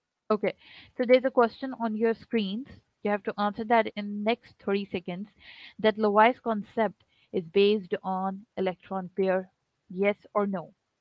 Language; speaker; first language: English; non-native, local second language; Urdu